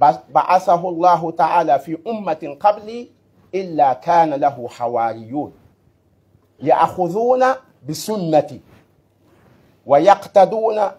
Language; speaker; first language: Arabic; non-native, fluent; Mossi